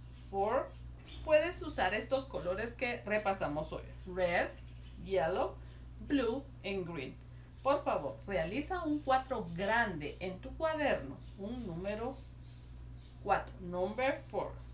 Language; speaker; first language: Spanish; native; Spanish